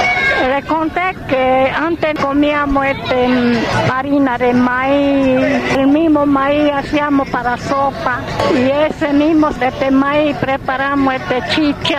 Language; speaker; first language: Spanish; non-native, local second language; Guarani